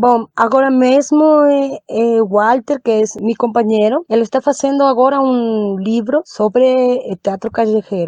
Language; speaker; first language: Portuguese; non-native, learner; Spanish